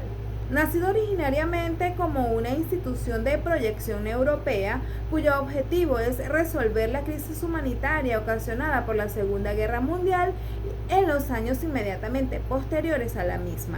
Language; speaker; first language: Spanish; native; Spanish